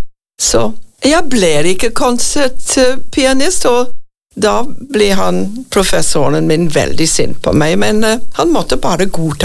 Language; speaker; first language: Norwegian; non-native, fluent; English